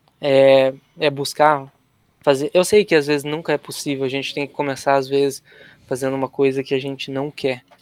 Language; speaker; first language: Portuguese; native; Portuguese